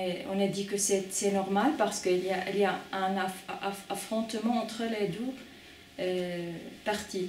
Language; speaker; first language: French; non-native, fluent; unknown